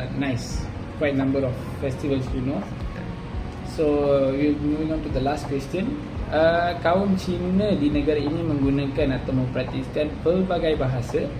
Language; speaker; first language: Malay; non-native, local second language; Tamil